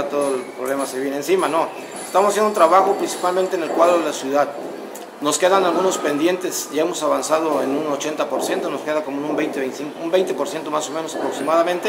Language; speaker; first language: Spanish; native; Spanish